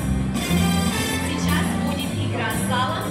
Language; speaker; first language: Russian; early bilingual, heritage; Russian